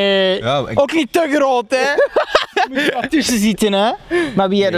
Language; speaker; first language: Dutch; native; Dutch